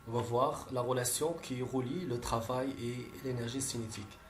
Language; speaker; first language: French; non-native, local second language; Arabic